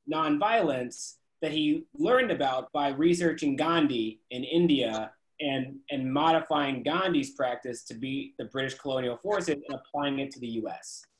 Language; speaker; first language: English; native; English